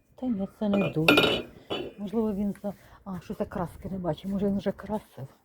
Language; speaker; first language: Ukrainian; native; Ukrainian